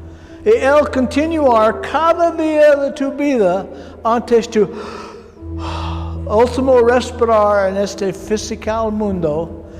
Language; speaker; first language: Spanish; non-native, learner; English